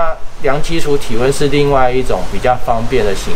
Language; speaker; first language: Chinese; native; Chinese